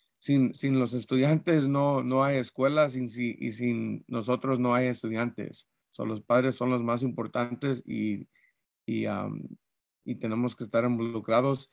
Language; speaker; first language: Spanish; early bilingual, heritage; Spanish